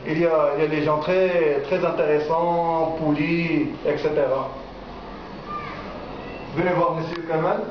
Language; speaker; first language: French; non-native, local second language; Arabic